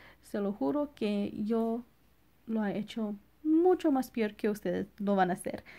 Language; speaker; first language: Spanish; early bilingual, other home language; English